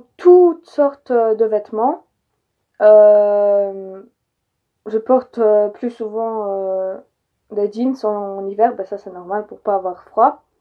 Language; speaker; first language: French; early bilingual, other home language; Polish